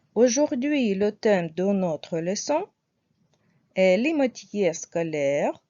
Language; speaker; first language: French; non-native, fluent; Russian